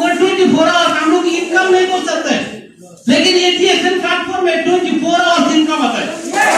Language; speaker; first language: Hindi; non-native, fluent; Bangla